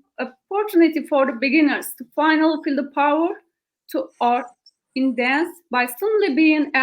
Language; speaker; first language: English; non-native, fluent; Turkish